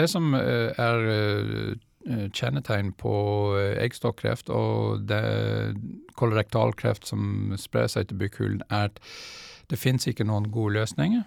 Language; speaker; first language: Norwegian; non-native, fluent; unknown